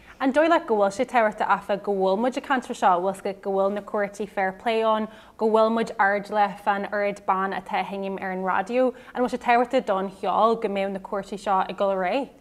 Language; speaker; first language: Irish; non-native, local second language; English